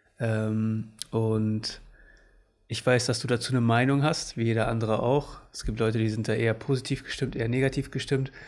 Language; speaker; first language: German; early bilingual, other home language; Portuguese